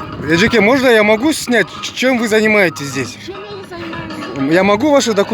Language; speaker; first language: Russian; non-native, local second language; Kyrgyz